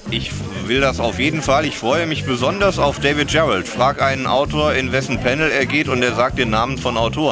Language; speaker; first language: German; native; German